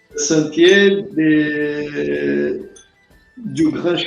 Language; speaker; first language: French; non-native, learner; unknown